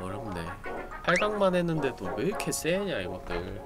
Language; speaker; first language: Korean; native; Korean